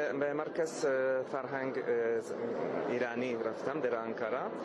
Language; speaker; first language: Persian; non-native, learner; Spanish